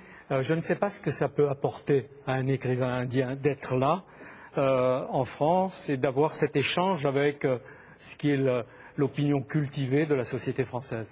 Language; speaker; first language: French; native; French